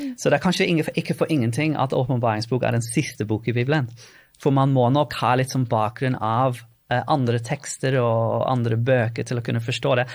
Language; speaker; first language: Norwegian; non-native, fluent; English